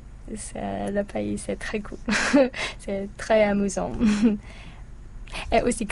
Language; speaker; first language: French; non-native, learner; English